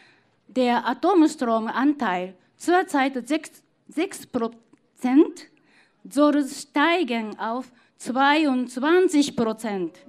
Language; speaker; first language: German; non-native, fluent; Japanese